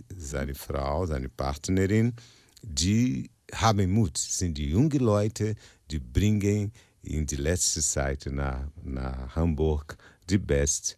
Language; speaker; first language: German; non-native, learner; Portuguese